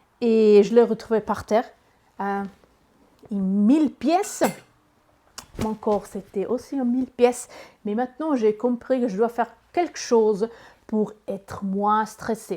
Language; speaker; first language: French; non-native, learner; Italian